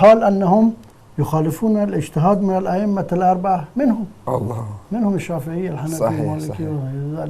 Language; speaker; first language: Arabic; non-native, fluent; Persian